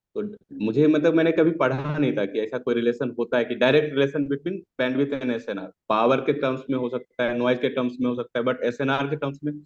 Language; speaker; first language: Hindi; native; Hindi